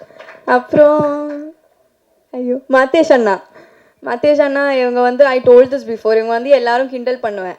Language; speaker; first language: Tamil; non-native, fluent; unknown